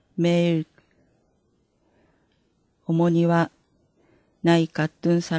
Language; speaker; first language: Korean; non-native, fluent; Japanese